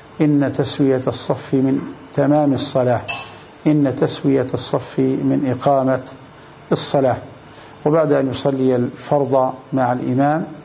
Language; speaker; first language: Arabic; native; Arabic